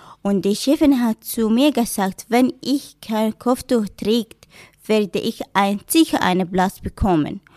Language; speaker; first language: German; non-native, learner; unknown